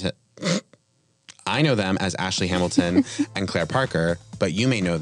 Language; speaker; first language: English; native; English